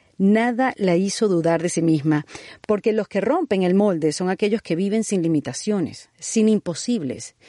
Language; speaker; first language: Spanish; native; Spanish